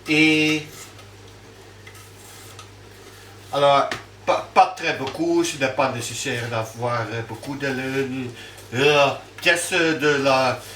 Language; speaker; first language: French; non-native, learner; Dutch